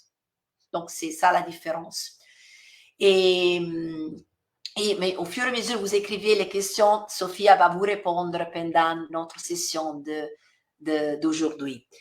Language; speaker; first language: French; non-native, fluent; Italian